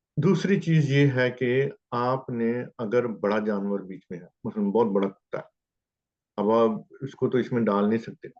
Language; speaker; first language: Urdu; native; Urdu